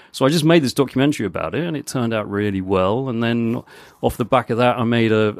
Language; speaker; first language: English; native; English